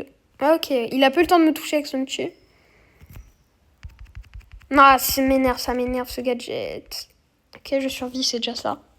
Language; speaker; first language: French; native; French